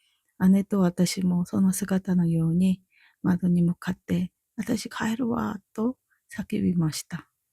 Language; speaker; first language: Japanese; non-native, fluent; Korean